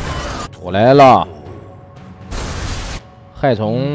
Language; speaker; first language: Chinese; native; Chinese